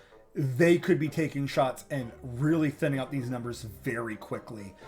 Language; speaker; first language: English; native; English